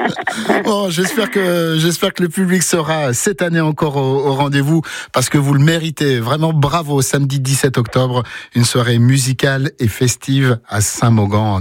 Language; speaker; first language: French; native; French